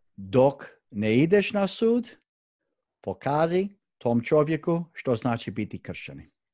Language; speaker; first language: Croatian; early bilingual, heritage; Croatian